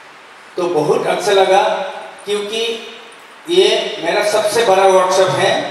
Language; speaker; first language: Hindi; non-native, local second language; Assamese